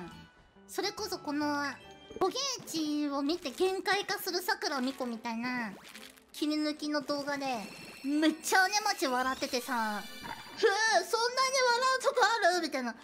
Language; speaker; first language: Japanese; native; Japanese